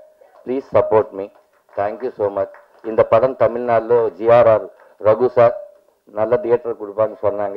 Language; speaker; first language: Tamil; non-native, learner; Telugu